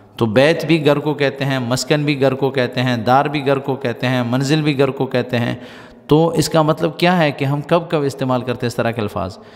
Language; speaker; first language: Urdu; non-native, local second language; Pashto